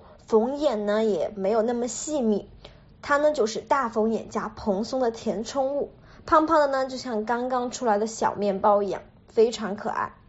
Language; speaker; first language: Chinese; native; Chinese